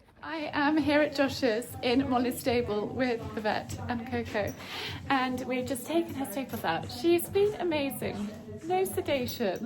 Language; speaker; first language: English; native; English